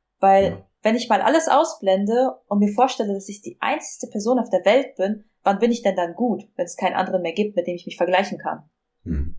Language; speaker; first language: German; native; German